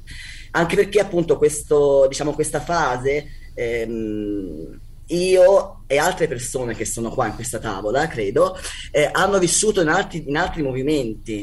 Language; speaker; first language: Italian; native; Italian